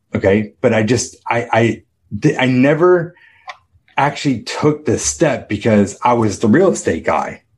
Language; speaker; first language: English; native; English